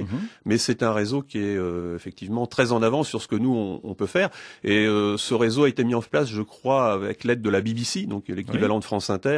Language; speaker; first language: French; native; French